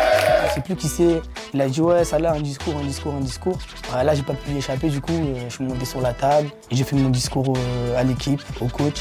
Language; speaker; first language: French; early bilingual, other home language; Portuguese